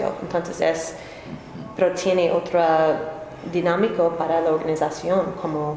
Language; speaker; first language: Spanish; non-native, learner; English